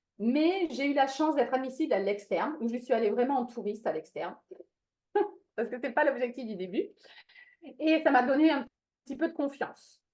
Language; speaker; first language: French; non-native, fluent; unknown